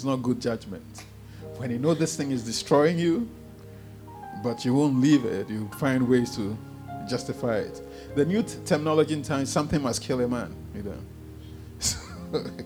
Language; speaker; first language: English; non-native, local second language; Akan